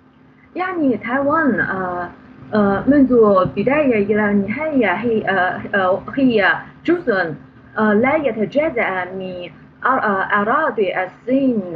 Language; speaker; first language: Arabic; non-native, fluent; Chinese